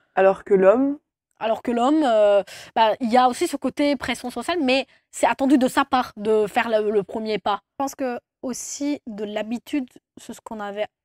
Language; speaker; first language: French; non-native, fluent; Turkish